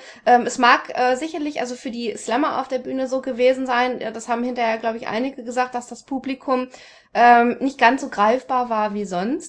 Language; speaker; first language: German; native; German